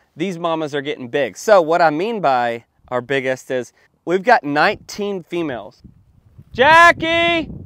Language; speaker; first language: English; native; English